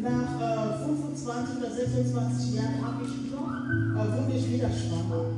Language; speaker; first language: German; non-native, fluent; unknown